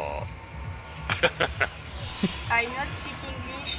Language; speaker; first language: English; non-native, learner; French